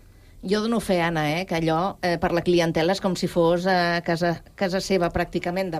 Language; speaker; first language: Catalan; native; Catalan